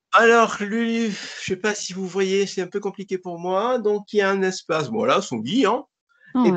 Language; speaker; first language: French; native; French